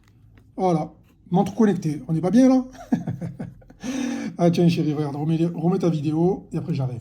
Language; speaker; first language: French; native; French